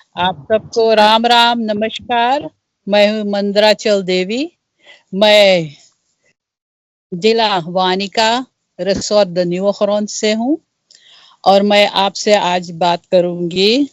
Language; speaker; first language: Hindi; early bilingual, heritage; Caribbean Hindustani